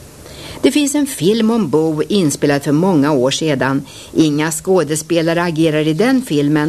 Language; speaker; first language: Swedish; native; Swedish